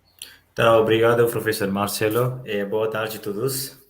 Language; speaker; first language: Portuguese; non-native, learner; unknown